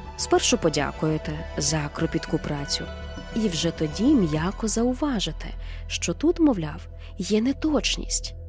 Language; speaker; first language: Ukrainian; native; Ukrainian